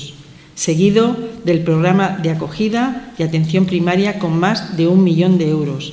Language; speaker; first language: Spanish; native; Spanish